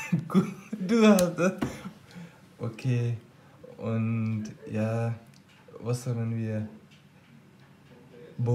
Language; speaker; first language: German; non-native, learner; Pashto